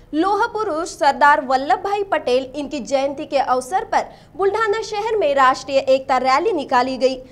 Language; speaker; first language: Hindi; non-native, local second language; Marathi